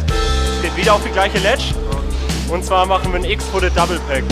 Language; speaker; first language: German; native; German